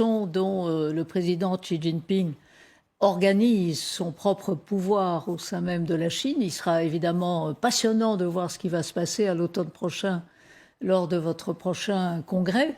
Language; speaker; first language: French; native; French